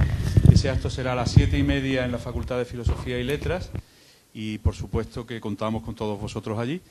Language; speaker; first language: Spanish; native; Spanish